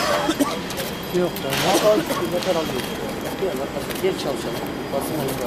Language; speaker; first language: Turkish; native; Turkish